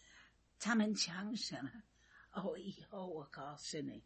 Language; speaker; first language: Chinese; non-native, fluent; English